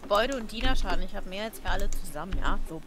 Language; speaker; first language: German; native; German